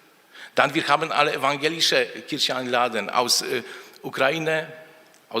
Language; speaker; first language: German; non-native, fluent; Polish